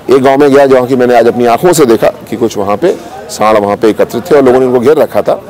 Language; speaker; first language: Hindi; native; Hindi